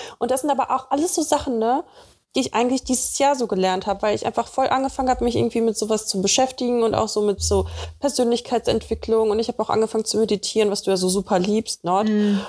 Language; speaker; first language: German; early bilingual, other home language; Russian